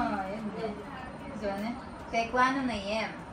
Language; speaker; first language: Gujarati; non-native, learner; Filipino